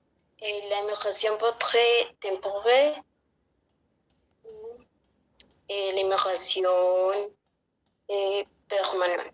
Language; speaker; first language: French; non-native, learner; Spanish